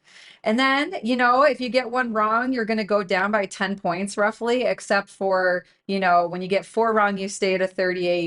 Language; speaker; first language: English; native; English